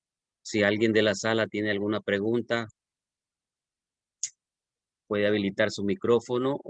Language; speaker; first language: Spanish; native; Spanish